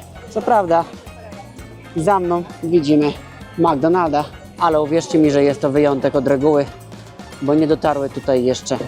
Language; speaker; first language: Polish; native; Polish